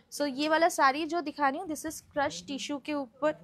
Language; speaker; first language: Hindi; non-native, local second language; Bangla